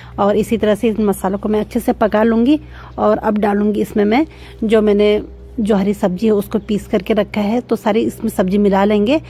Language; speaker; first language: Hindi; native; Hindi